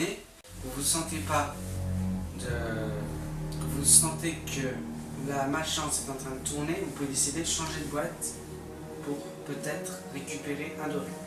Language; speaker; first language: French; native; French